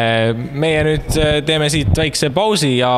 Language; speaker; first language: Estonian; native; Estonian